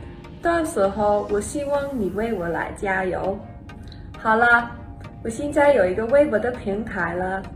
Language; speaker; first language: Chinese; early bilingual, heritage; English